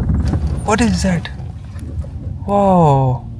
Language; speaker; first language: English; non-native, local second language; Hindi